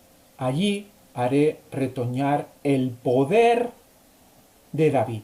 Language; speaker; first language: Spanish; native; Spanish